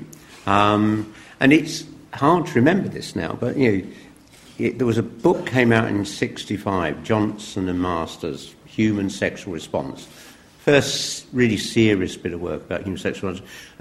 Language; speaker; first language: English; native; English